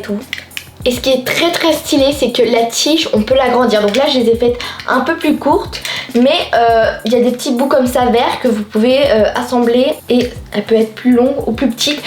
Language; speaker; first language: French; native; French